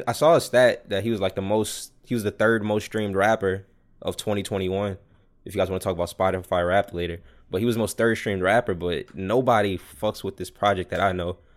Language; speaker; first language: English; native; English